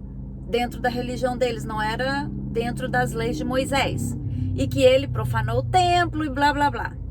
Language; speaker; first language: Portuguese; native; Portuguese